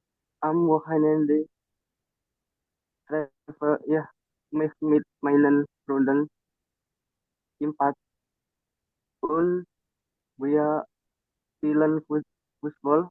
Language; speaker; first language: German; non-native, learner; Indonesian